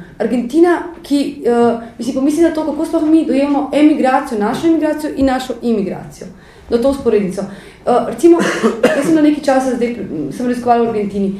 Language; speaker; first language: Slovenian; native; Slovenian